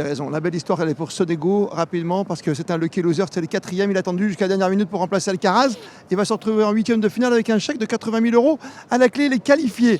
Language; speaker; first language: French; native; French